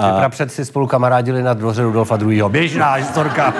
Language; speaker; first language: Czech; native; Czech